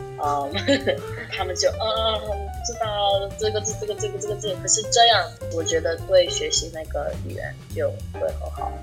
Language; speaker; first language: Chinese; early bilingual, heritage; English